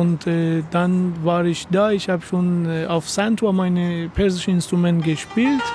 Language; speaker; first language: German; non-native, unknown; Persian